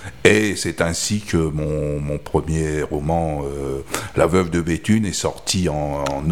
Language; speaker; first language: French; native; French